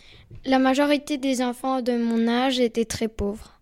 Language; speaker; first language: French; non-native, fluent; Spanish